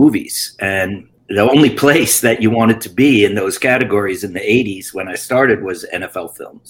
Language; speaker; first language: English; native; English